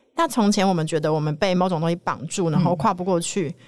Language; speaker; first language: Chinese; native; Chinese